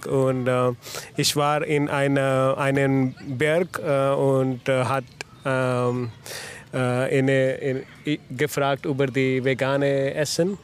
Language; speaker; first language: German; non-native, learner; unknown